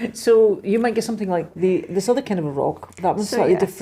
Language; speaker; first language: English; native; English